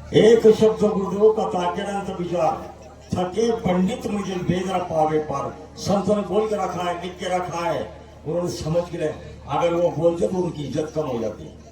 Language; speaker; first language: Hindi; non-native, local second language; Marathi